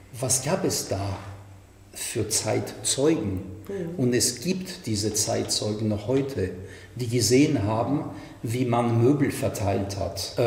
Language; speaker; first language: German; non-native, fluent; French